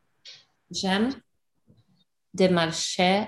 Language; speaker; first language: French; non-native, learner; Russian